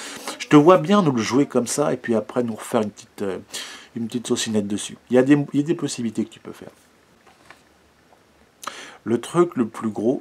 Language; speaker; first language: French; native; French